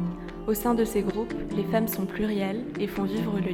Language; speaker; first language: French; native; French